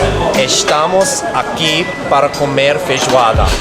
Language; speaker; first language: Portuguese; non-native, learner; English